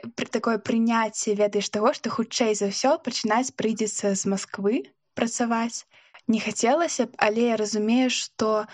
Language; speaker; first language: Belarusian; non-native, local second language; Russian